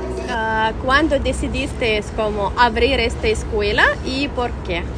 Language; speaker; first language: Spanish; non-native, fluent; Russian